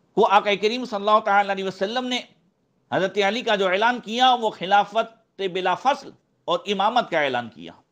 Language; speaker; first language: Hindi; native; Hindi